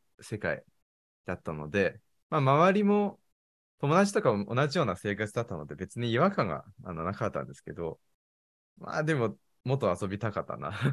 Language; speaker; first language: Japanese; non-native, fluent; Chinese